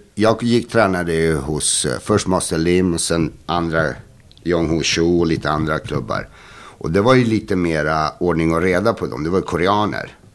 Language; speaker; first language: Swedish; early bilingual, other home language; Bosnian